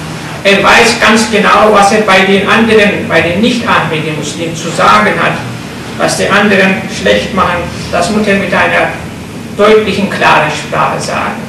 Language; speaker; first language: German; non-native, fluent; Turkish